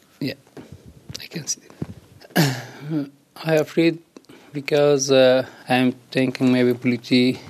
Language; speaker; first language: English; non-native, learner; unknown